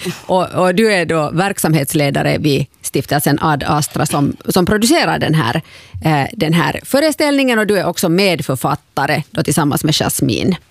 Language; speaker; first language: Swedish; native; Swedish